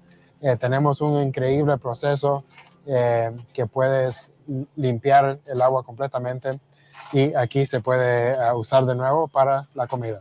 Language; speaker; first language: Spanish; early bilingual, heritage; Spanish